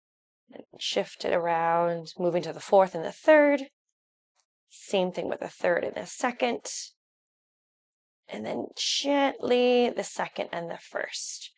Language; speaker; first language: English; native; English